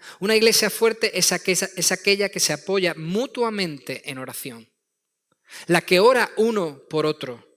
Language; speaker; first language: Spanish; native; Spanish